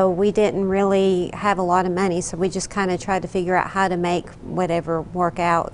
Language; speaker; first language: English; native; English